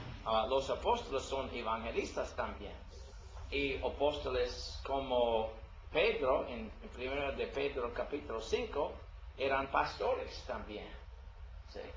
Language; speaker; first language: Spanish; non-native, learner; English